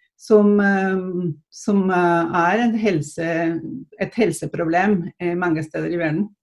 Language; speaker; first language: Norwegian; non-native, fluent; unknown